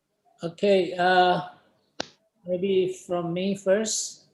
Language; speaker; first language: English; non-native, fluent; Indonesian